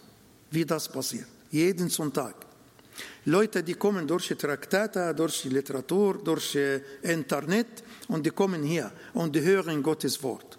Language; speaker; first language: German; non-native, learner; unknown